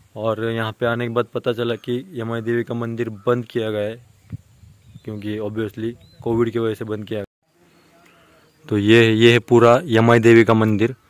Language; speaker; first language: Hindi; non-native, local second language; Marathi